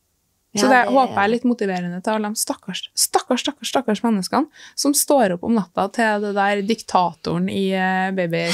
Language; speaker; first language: Norwegian; native; Norwegian